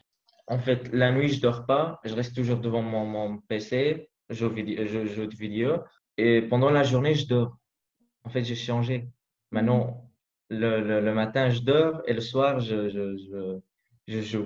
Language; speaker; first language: French; non-native, learner; Arabic